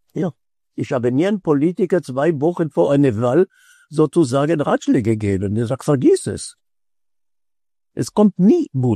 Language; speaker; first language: German; non-native, fluent; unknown